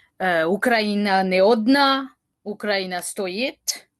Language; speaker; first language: Ukrainian; non-native, learner; French